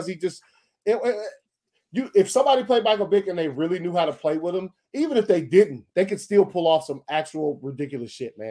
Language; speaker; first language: English; native; English